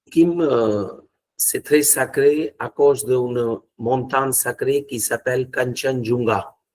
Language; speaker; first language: French; non-native, fluent; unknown